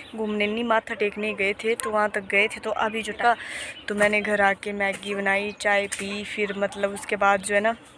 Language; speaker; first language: Hindi; native; Hindi